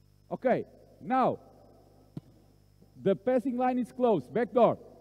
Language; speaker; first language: English; non-native, fluent; Portuguese